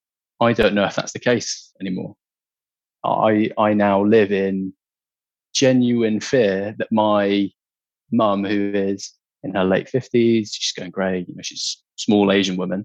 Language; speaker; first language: English; native; English